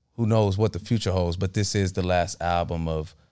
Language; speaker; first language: English; early bilingual, other home language; Akan